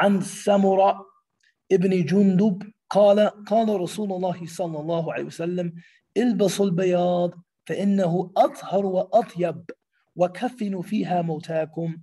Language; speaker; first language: Arabic; non-native, fluent; English